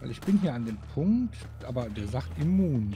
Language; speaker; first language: German; native; German